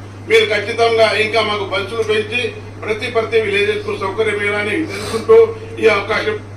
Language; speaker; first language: Telugu; non-native, local second language; Marathi